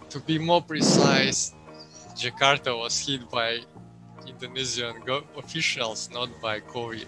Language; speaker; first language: English; non-native, fluent; Russian